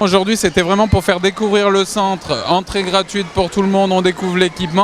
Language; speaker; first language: French; native; French